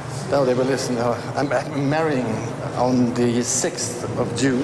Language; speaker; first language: English; non-native, fluent; German